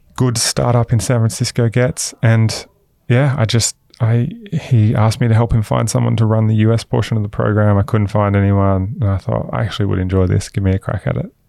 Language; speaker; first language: English; native; English